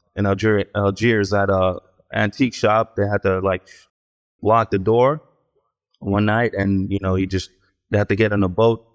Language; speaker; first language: English; early bilingual, heritage; Hebrew